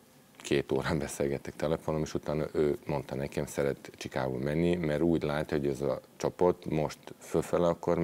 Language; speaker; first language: Hungarian; non-native, fluent; Serbian